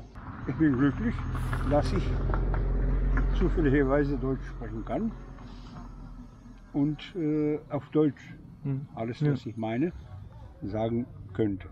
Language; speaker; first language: German; non-native, fluent; Bosnian